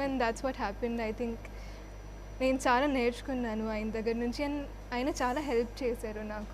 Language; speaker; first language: Telugu; non-native, fluent; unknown